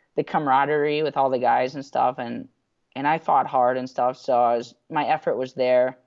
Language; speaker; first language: English; native; English